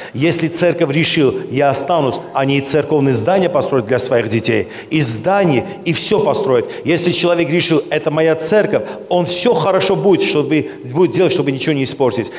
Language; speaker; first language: Russian; non-native, local second language; Armenian